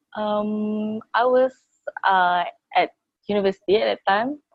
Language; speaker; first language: English; non-native, local second language; Malay